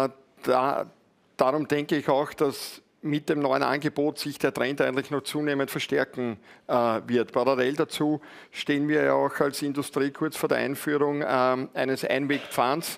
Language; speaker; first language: German; native; German